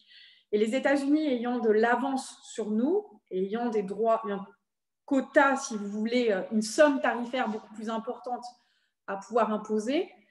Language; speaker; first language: French; native; French